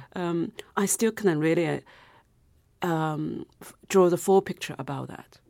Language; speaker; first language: English; non-native, fluent; Chinese